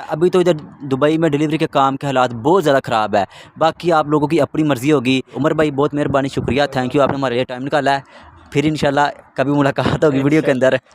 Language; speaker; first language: Urdu; non-native, local second language; Punjabi